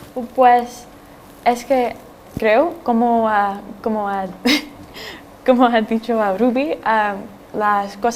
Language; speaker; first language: Spanish; non-native, fluent; English